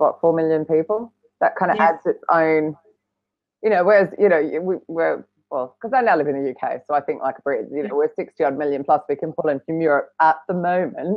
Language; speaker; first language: English; native; English